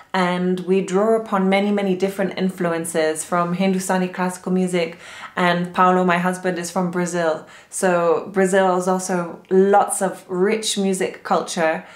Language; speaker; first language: Hindi; non-native, learner; English